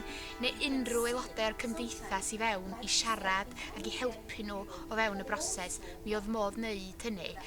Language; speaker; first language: Welsh; native; Welsh